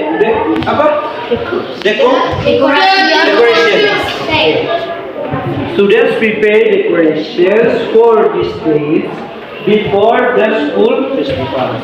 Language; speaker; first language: English; non-native, learner; Indonesian